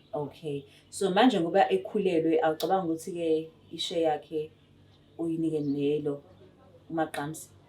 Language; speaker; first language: Zulu; native; Zulu